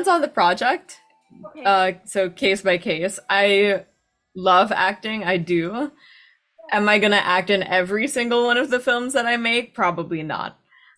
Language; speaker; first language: English; non-native, local second language; Filipino